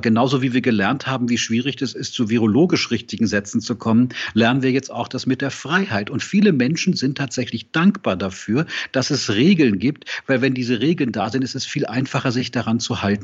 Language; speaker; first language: German; native; German